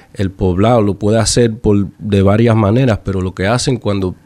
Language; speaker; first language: Spanish; early bilingual, heritage; Spanish